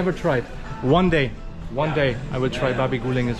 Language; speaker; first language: English; non-native, fluent; German